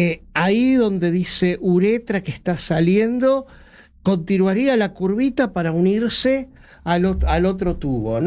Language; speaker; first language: Spanish; native; Spanish